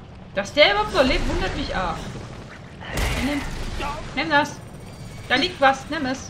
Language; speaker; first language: German; native; German